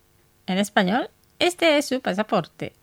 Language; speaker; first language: Spanish; non-native, fluent; Indonesian